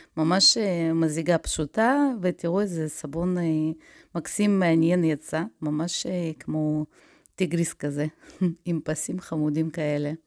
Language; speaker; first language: Hebrew; non-native, fluent; Russian